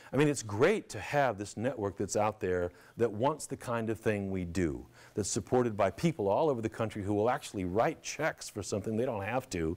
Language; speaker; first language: English; native; English